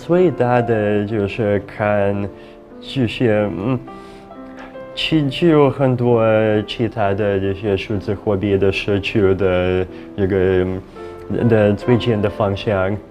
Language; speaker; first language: Chinese; non-native, fluent; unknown